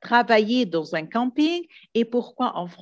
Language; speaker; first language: French; non-native, fluent; Arabic